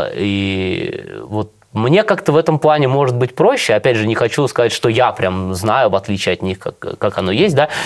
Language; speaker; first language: Russian; native; Russian